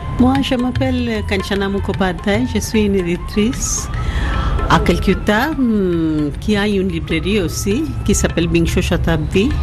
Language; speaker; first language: French; non-native, fluent; Bangla